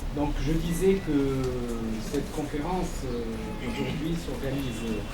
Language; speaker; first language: French; non-native, local second language; Arabic